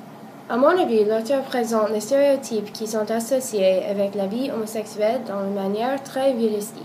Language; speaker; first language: French; non-native, learner; English